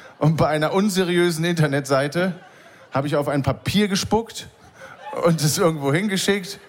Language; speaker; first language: German; native; German